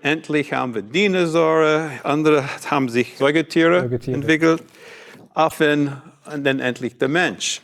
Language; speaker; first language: German; non-native, learner; English